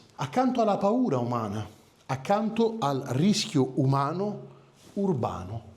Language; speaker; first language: Italian; native; Italian